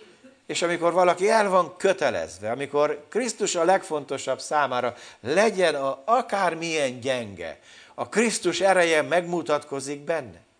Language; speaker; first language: Hungarian; native; Hungarian